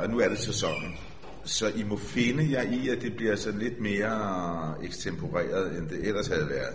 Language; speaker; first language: Danish; early bilingual, other home language; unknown